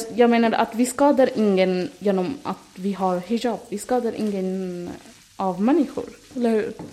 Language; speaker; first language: Swedish; non-native, fluent; Arabic